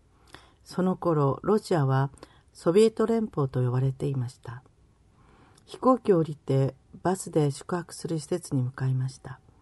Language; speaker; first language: Japanese; native; Japanese